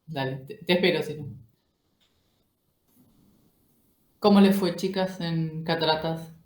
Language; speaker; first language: Spanish; native; Spanish